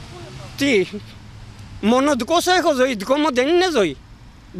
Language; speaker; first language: Greek; non-native, learner; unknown